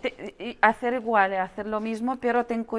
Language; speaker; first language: Spanish; non-native, learner; Russian